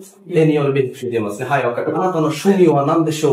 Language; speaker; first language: Japanese; non-native, fluent; Bangla